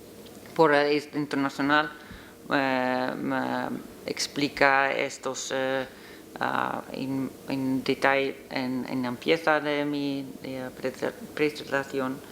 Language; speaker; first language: Spanish; non-native, learner; Dutch